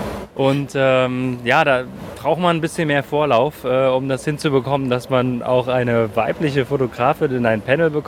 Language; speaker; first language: German; native; German